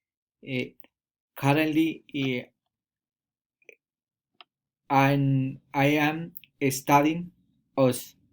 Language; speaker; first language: English; non-native, learner; Spanish